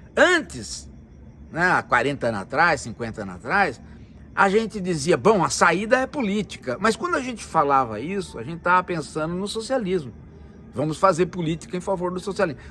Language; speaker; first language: Portuguese; native; Portuguese